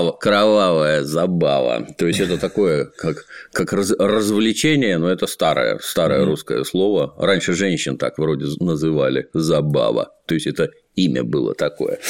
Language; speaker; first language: Russian; native; Russian